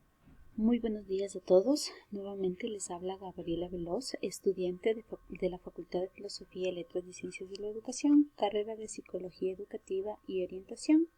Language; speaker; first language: Spanish; native; Spanish